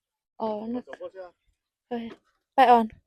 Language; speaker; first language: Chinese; non-native, fluent; Lao